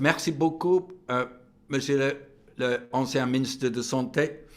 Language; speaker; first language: French; non-native, learner; English